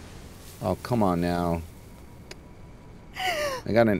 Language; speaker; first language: English; native; English